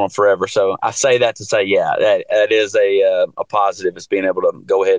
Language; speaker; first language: English; native; English